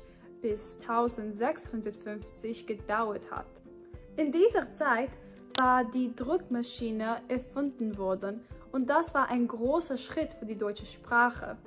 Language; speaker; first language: German; non-native, fluent; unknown